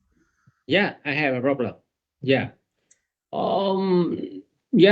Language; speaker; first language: English; non-native, learner; Vietnamese